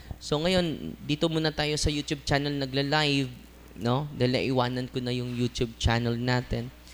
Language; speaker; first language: Filipino; non-native, local second language; Cebuano